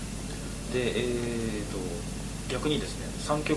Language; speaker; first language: Japanese; native; Japanese